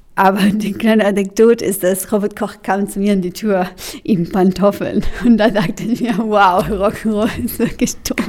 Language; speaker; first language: German; non-native, fluent; Italian